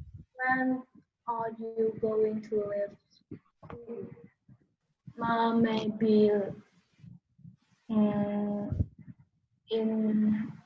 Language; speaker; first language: English; non-native, learner; Vietnamese